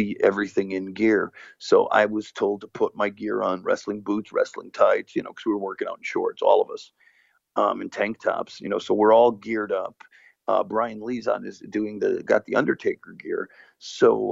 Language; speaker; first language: English; early bilingual, other home language; Portuguese